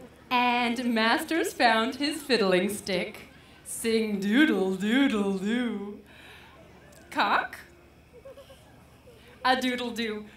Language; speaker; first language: English; native; English